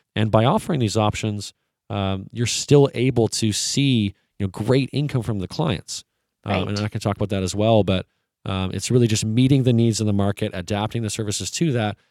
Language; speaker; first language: English; native; English